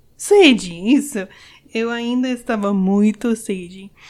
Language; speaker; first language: Portuguese; non-native, learner; English